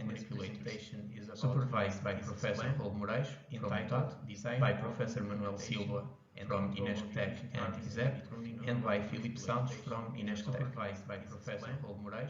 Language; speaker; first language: English; non-native, fluent; Portuguese